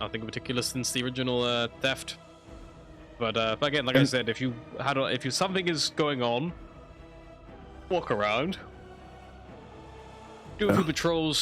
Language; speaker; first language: English; native; English